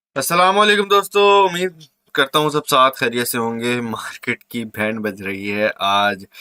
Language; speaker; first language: Urdu; native; Urdu